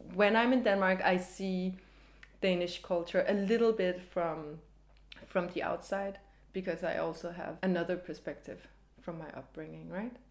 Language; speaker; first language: English; early bilingual, other home language; Danish